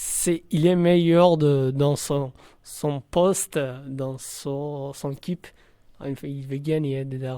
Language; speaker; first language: French; non-native, learner; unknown